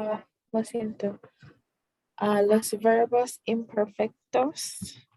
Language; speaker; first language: Spanish; non-native, learner; English